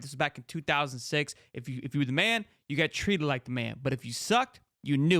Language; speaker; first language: English; native; English